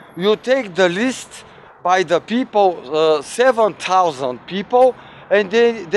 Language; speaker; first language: English; non-native, learner; Bulgarian